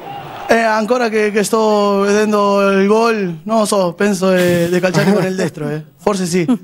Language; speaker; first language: Italian; non-native, fluent; Spanish